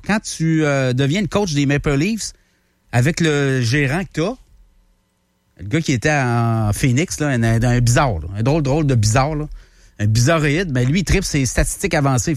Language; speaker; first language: French; native; French